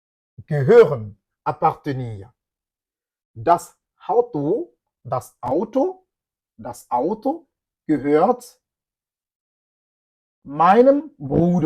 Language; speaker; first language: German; non-native, fluent; French